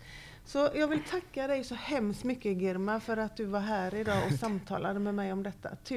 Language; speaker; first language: Swedish; native; Swedish